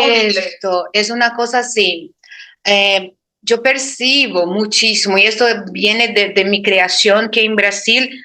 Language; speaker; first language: Spanish; non-native, fluent; Portuguese